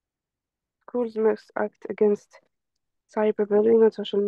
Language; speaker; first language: English; non-native, fluent; French